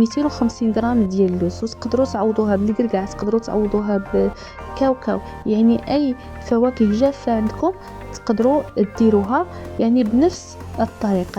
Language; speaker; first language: Arabic; native; Arabic